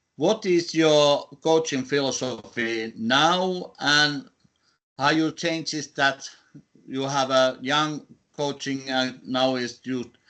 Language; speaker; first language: English; non-native, learner; Finnish